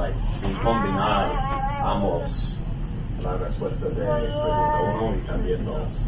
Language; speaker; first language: Spanish; non-native, learner; English